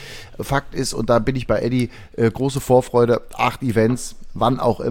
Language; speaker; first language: German; native; German